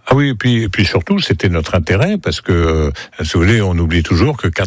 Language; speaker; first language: French; native; French